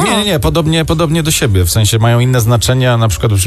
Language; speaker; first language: Polish; native; Polish